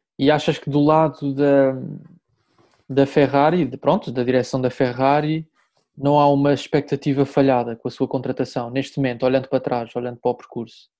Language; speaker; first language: Portuguese; native; Portuguese